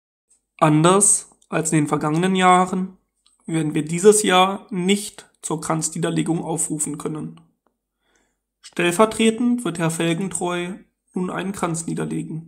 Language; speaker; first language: German; native; German